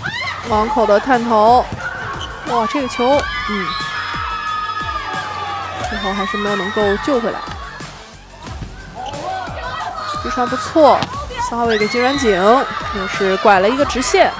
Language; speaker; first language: Chinese; native; Chinese